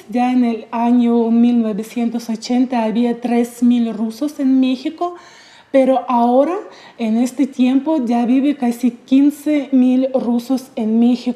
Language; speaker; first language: Spanish; non-native, fluent; Russian